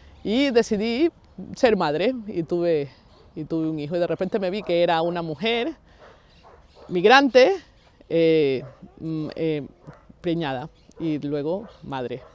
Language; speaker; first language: Spanish; native; Spanish